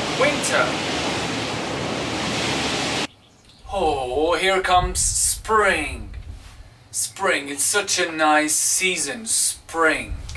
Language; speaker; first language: English; non-native, fluent; French